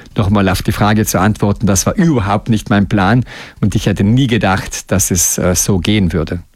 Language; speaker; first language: German; non-native, local second language; Ladin